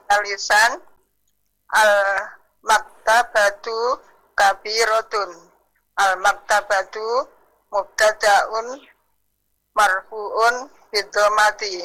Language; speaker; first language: Arabic; non-native, learner; Indonesian